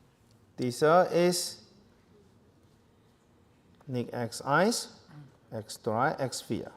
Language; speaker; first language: German; non-native, learner; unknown